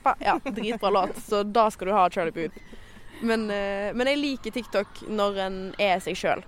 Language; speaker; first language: Norwegian; native; Norwegian